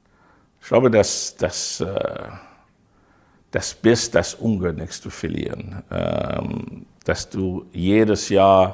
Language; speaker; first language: German; non-native, fluent; English